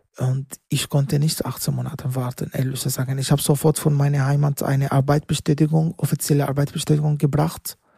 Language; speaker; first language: German; non-native, learner; Arabic